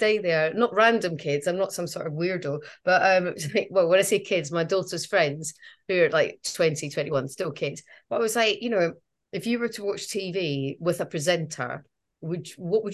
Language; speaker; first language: English; native; English